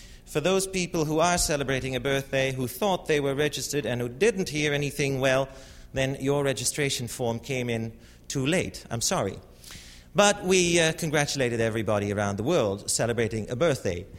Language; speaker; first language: English; non-native, fluent; Dutch